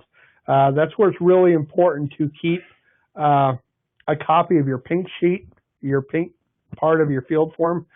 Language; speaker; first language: English; native; English